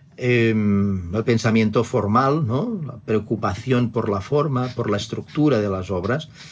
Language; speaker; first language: Spanish; non-native, local second language; Catalan